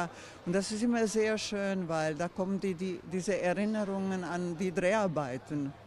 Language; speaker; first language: German; non-native, fluent; Croatian